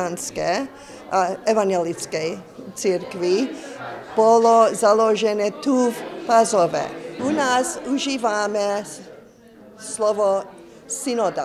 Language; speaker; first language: Slovak; early bilingual, heritage; English